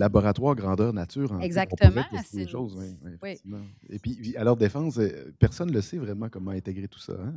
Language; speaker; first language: French; native; French